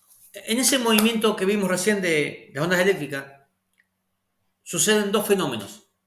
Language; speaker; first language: Spanish; native; Spanish